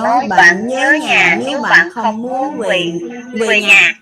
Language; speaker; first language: Vietnamese; non-native, learner; Khmer